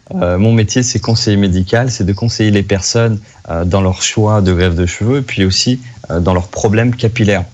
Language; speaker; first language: French; native; French